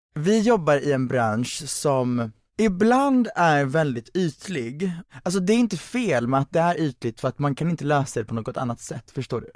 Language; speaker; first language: Swedish; early bilingual, other home language; Hungarian